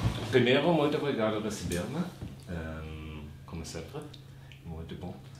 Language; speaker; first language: Portuguese; non-native, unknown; German